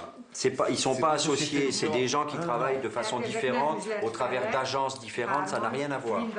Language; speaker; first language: French; native; French